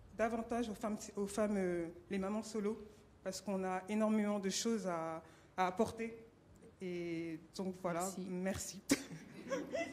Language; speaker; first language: French; native; French